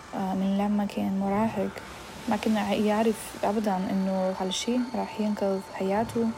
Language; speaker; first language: Arabic; non-native, fluent; Bulgarian